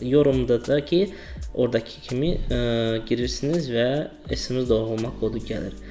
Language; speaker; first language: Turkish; non-native, learner; Azerbaijani